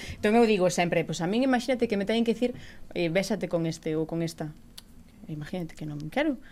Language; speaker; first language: Galician; native; Galician